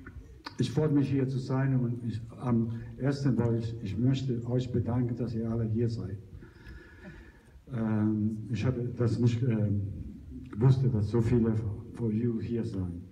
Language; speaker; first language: German; non-native, learner; Italian